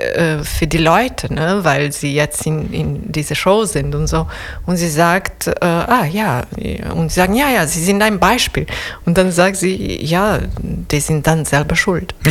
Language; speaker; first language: German; non-native, fluent; Serbian